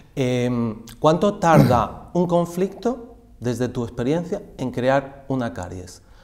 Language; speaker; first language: Spanish; native; Spanish